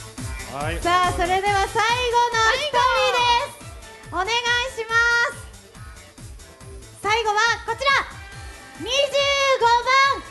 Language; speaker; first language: Japanese; native; Japanese